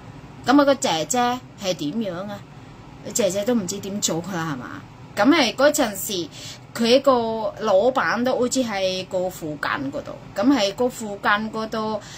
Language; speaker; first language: Cantonese; non-native, fluent; Indonesian